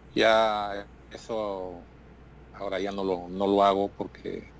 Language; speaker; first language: Spanish; native; Spanish